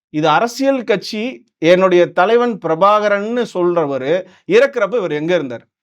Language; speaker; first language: Tamil; non-native, local second language; Telugu